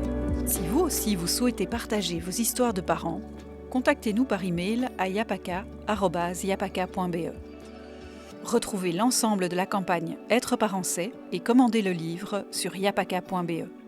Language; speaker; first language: French; native; French